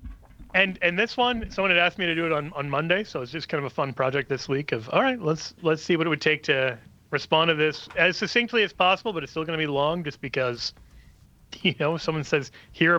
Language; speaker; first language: English; native; English